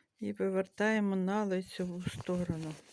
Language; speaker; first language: Ukrainian; native; Ukrainian